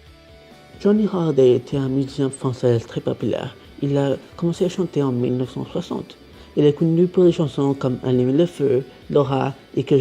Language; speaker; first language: French; non-native, learner; English